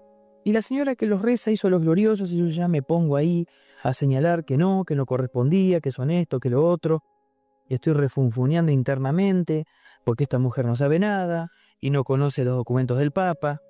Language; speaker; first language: Spanish; native; Spanish